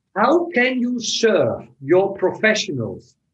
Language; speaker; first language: English; non-native, fluent; Dutch